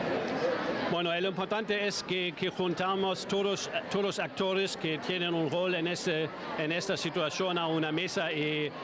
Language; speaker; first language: Spanish; non-native, fluent; German